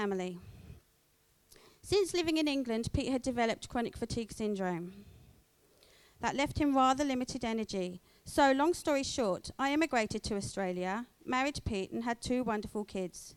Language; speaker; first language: English; native; English